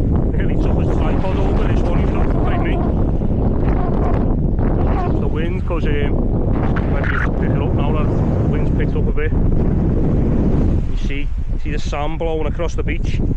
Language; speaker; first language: English; native; English